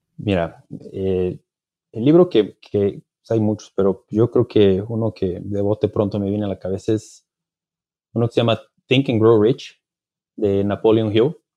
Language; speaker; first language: Spanish; non-native, fluent; Portuguese